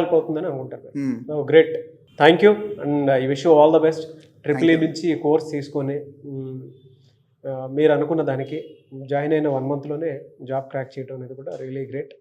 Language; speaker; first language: Telugu; native; Telugu